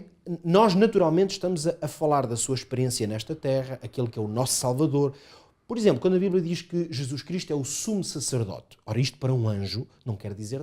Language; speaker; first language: Portuguese; native; Portuguese